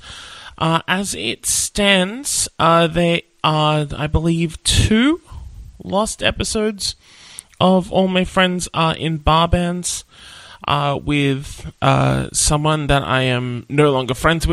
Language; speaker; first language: English; native; English